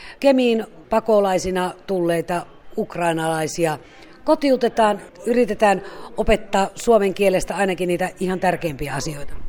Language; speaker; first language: Finnish; native; Finnish